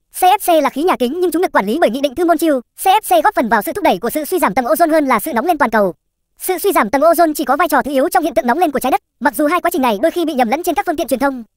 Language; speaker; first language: Vietnamese; native; Vietnamese